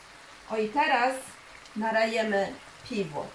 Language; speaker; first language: Polish; non-native, learner; Chinese